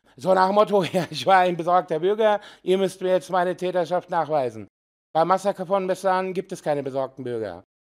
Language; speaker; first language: German; early bilingual, other home language; Serbian